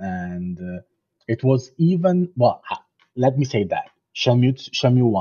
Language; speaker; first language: English; non-native, fluent; Italian